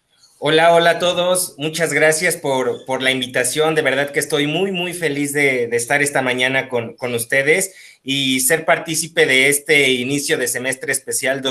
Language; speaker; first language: Spanish; native; Spanish